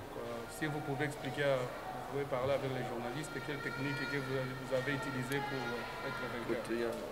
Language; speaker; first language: French; non-native, fluent; Swahili